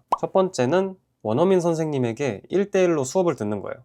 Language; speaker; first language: Korean; native; Korean